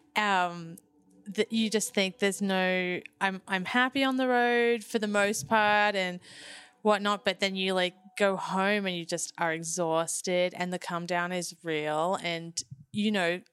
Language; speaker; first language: English; native; English